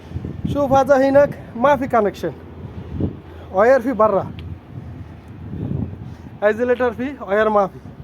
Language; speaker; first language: Arabic; non-native, learner; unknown